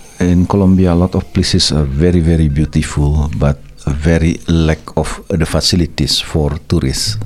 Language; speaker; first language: English; non-native, learner; Indonesian